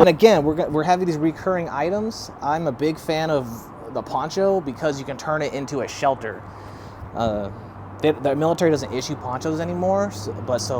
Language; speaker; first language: English; native; English